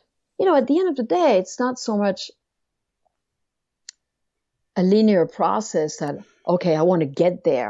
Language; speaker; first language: English; non-native, fluent; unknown